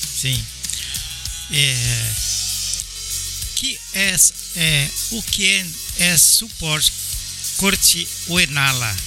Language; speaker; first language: Spanish; non-native, learner; Portuguese